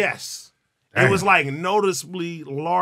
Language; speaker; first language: English; native; English